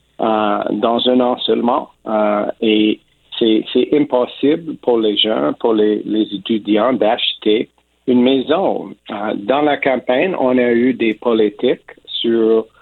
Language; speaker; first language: French; non-native, local second language; English